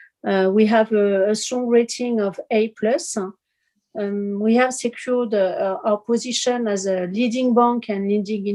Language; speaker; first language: English; non-native, fluent; French